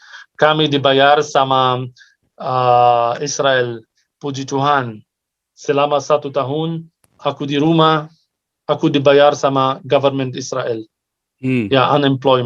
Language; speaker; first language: Indonesian; non-native, fluent; Arabic